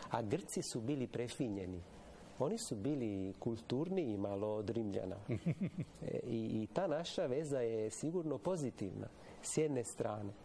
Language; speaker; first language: Serbian; non-native, fluent; Italian